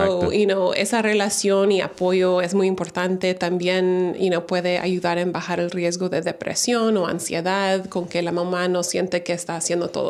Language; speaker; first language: Spanish; early bilingual, heritage; Spanish